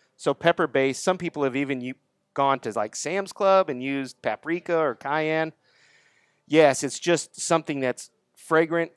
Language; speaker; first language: English; native; English